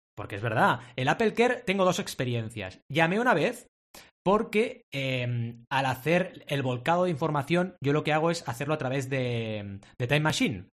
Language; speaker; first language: Spanish; native; Spanish